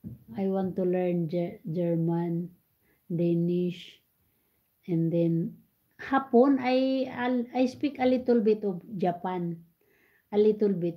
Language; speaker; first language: English; non-native, local second language; Cebuano